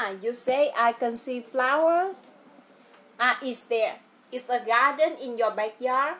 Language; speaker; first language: English; non-native, fluent; Vietnamese